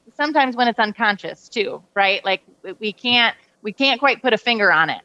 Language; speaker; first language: English; native; English